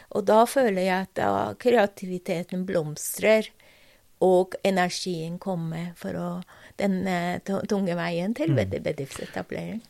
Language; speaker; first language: Norwegian; non-native, fluent; Persian